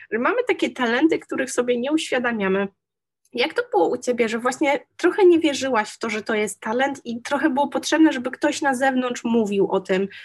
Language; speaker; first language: Polish; native; Polish